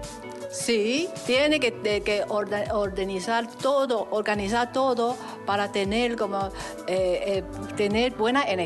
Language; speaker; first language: Spanish; non-native, learner; Chinese